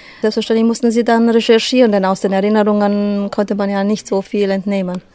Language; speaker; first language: German; native; German